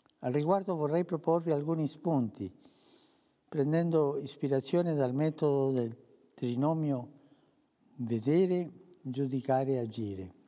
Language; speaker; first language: Italian; early bilingual, heritage; Spanish